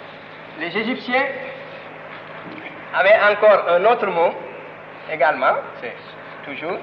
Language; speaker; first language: French; non-native, local second language; Wolof